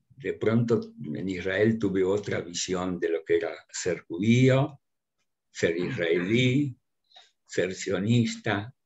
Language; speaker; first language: Spanish; early bilingual, other home language; Russian